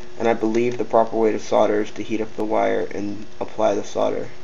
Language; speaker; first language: English; native; English